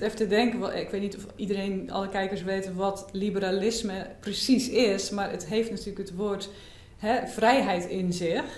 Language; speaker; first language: Dutch; native; Dutch